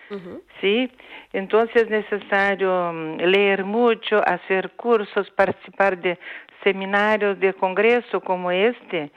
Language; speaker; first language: Spanish; non-native, fluent; Portuguese